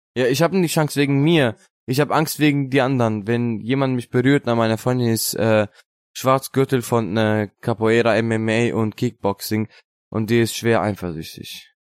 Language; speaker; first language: German; non-native, fluent; Italian